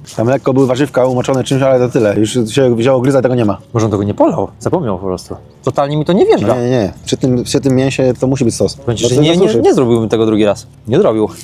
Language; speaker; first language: Polish; native; Polish